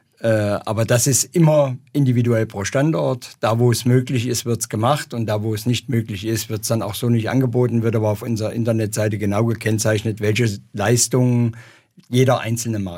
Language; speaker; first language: German; native; German